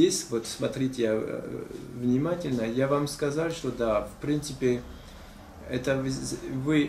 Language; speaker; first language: Russian; non-native, fluent; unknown